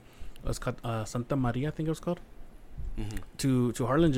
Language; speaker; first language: English; native; English